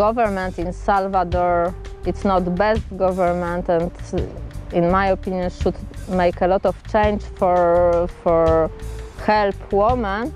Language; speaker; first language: English; non-native, learner; Polish